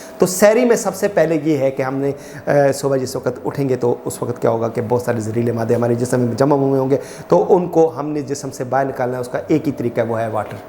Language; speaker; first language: Urdu; non-native, local second language; Punjabi